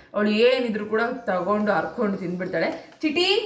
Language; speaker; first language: Kannada; non-native, local second language; Telugu